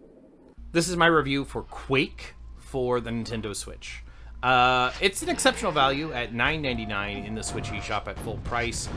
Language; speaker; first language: English; native; English